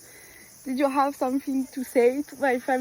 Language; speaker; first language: English; non-native, learner; French